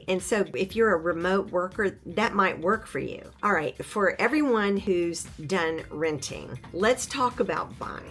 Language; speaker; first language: English; native; English